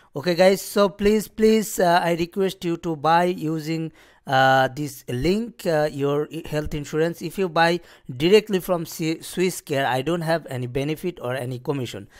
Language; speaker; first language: English; non-native, local second language; Bangla